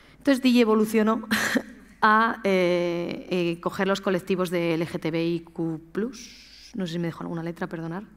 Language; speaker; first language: Spanish; native; Spanish